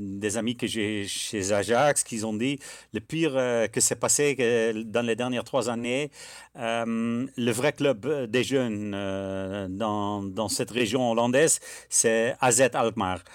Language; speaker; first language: French; non-native, fluent; Dutch